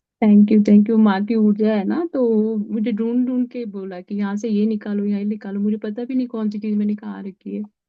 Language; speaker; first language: Hindi; native; Hindi